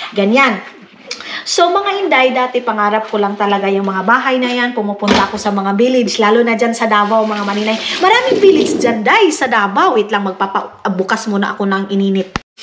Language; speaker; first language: Filipino; non-native, local second language; Cebuano